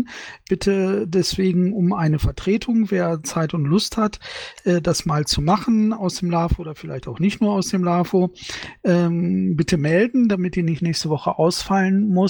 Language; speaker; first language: German; native; German